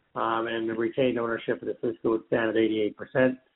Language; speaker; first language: English; native; English